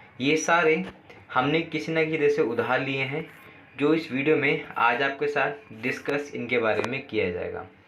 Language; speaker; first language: Hindi; native; Hindi